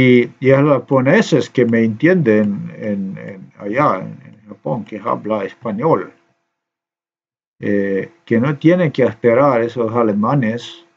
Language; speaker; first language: Spanish; non-native, learner; Slovenian